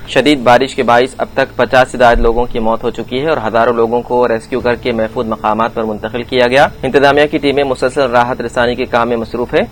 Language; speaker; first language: Urdu; native; Urdu